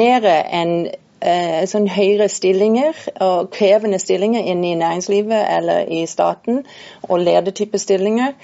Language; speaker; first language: Norwegian; non-native, fluent; English